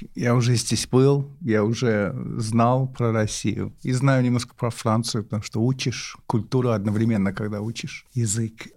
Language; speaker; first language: Russian; non-native, fluent; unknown